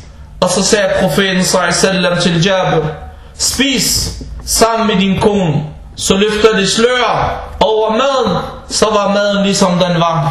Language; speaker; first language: Danish; non-native, fluent; Arabic